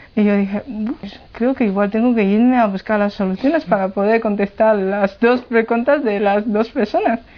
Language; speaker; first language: Spanish; non-native, fluent; Chinese